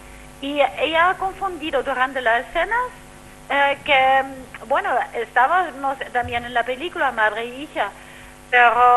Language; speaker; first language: Spanish; non-native, fluent; German